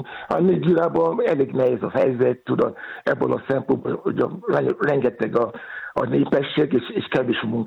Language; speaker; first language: Hungarian; non-native, fluent; Yoruba